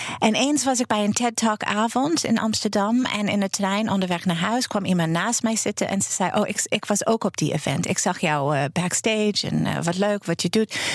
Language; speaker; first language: Dutch; non-native, fluent; English